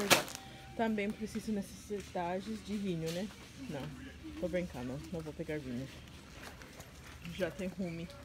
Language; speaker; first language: Portuguese; non-native, learner; English